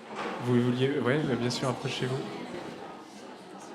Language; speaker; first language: French; native; French